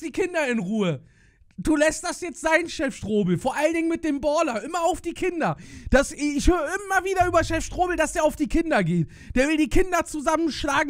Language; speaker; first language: German; native; German